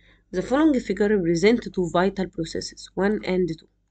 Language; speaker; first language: English; non-native, fluent; Arabic